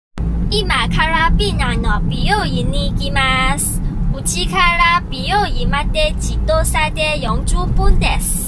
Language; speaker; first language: Japanese; non-native, learner; Chinese